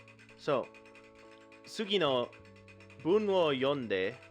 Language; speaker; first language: Japanese; non-native, learner; English